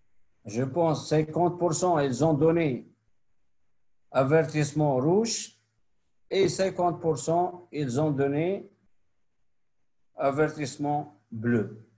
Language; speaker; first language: French; non-native, local second language; Arabic